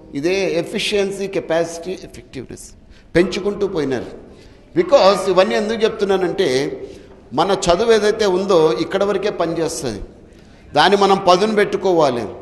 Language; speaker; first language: Telugu; native; Telugu